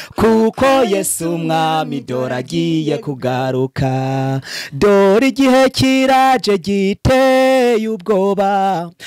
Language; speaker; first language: Rundi; native; Rundi